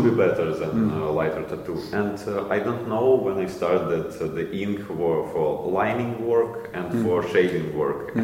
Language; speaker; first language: English; non-native, learner; Ukrainian